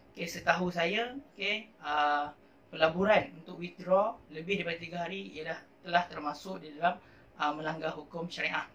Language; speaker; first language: Malay; native; Malay